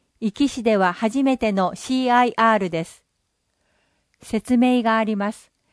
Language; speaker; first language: Japanese; non-native, fluent; English